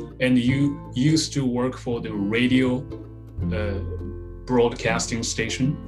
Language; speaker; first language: English; non-native, fluent; Japanese